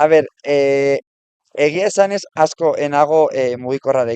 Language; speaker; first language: Basque; non-native, local second language; Spanish